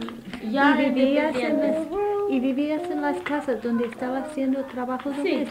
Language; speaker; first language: Spanish; non-native, fluent; English